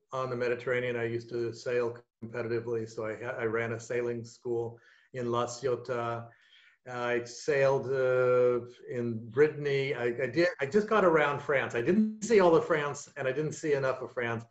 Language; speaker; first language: English; native; English